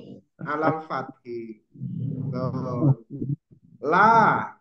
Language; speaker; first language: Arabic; non-native, fluent; Indonesian